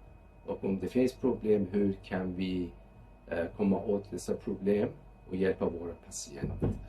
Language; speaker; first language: Swedish; non-native, fluent; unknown